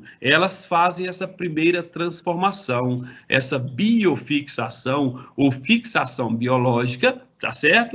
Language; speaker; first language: Portuguese; native; Portuguese